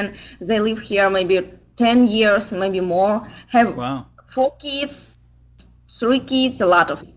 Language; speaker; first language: English; non-native, learner; Ukrainian